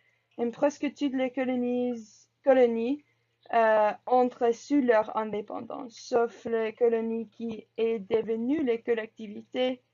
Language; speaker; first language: French; non-native, learner; English